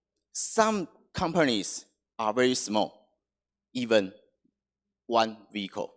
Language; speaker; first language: English; non-native, fluent; Chinese